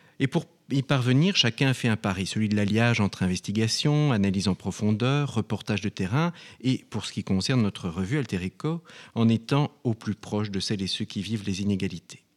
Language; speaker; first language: French; native; French